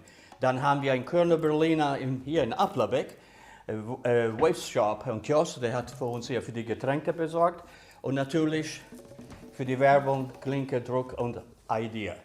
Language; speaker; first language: German; early bilingual, other home language; Italian